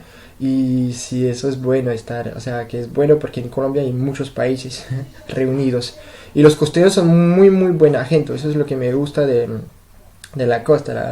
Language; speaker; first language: Spanish; non-native, fluent; French